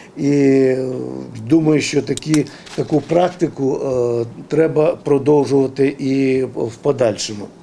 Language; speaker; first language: Ukrainian; native; Ukrainian